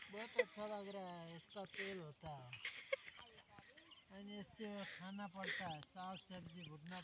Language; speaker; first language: Hindi; non-native, learner; Nepali